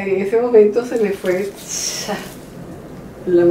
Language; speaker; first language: Spanish; native; Spanish